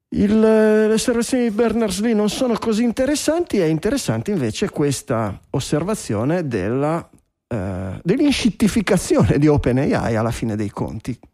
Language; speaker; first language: Italian; native; Italian